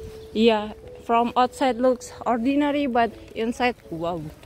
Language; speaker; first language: English; non-native, learner; Indonesian